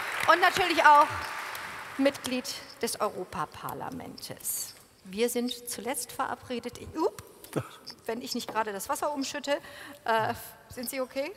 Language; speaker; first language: German; native; German